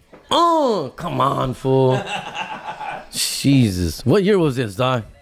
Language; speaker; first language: English; early bilingual, other home language; Spanish